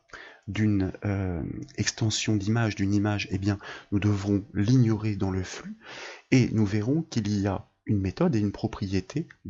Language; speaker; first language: French; native; French